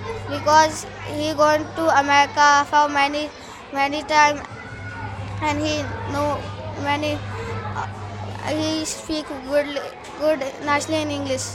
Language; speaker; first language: English; non-native, learner; Hindi